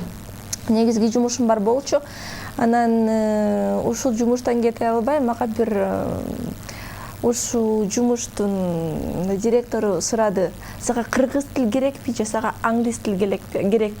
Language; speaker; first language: Kyrgyz; non-native, local second language; Russian